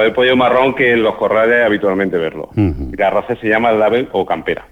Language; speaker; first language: Spanish; native; Spanish